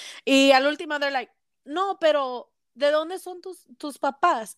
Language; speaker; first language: Spanish; early bilingual, heritage; Spanish